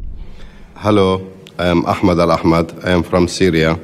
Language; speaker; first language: Dutch; non-native, learner; Arabic